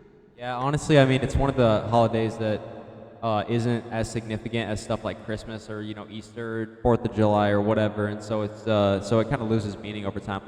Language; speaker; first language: English; native; English